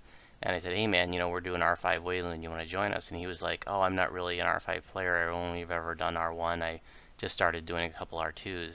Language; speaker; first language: English; native; English